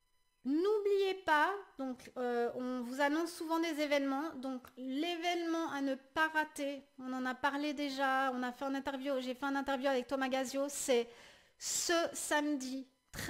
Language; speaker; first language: French; native; French